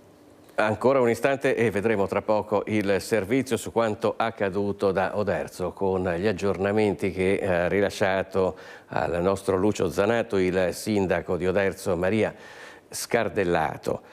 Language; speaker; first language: Italian; native; Italian